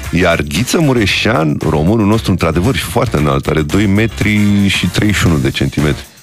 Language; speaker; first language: Romanian; native; Romanian